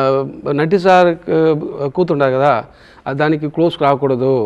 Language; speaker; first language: Telugu; non-native, learner; Tamil